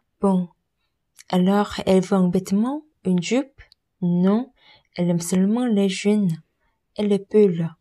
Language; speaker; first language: French; non-native, learner; Korean